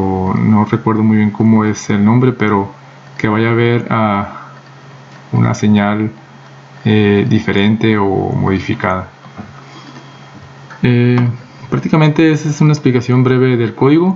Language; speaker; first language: Spanish; native; Spanish